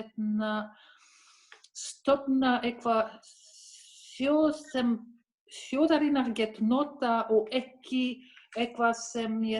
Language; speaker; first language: Icelandic; non-native, learner; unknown